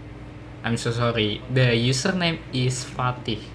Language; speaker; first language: English; non-native, learner; Indonesian